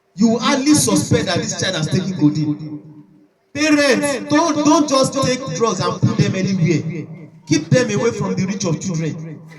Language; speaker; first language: English; non-native, local second language; Yoruba